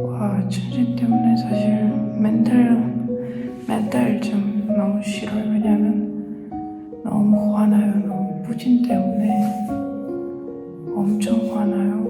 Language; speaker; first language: Korean; non-native, learner; Ukrainian